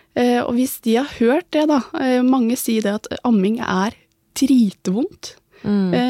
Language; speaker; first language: Norwegian; native; Norwegian